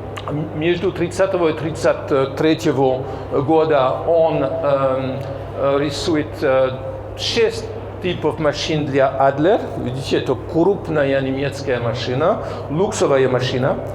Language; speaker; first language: Russian; non-native, fluent; French